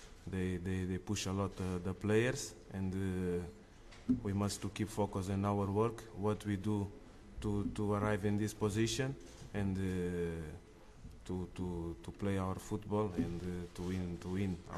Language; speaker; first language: English; non-native, learner; Portuguese